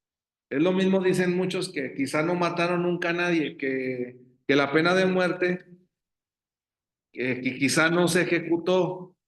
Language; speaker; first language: Spanish; native; Spanish